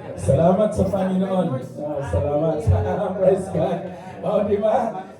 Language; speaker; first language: Filipino; non-native, local second language; Cebuano